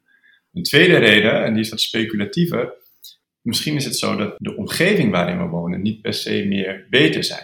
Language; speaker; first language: Dutch; native; Dutch